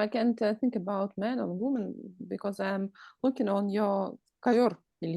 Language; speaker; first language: English; non-native, learner; Russian